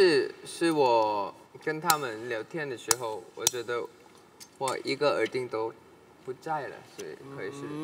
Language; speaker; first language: Chinese; non-native, learner; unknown